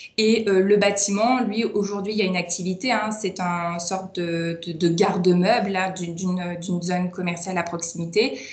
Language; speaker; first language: French; native; French